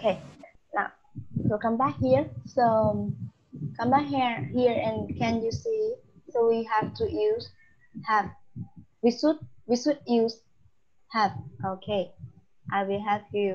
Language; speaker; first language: English; non-native, learner; Vietnamese